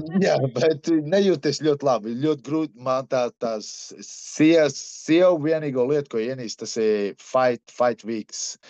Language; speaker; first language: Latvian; early bilingual, heritage; Latvian